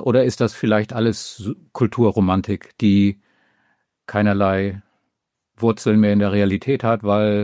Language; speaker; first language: German; native; German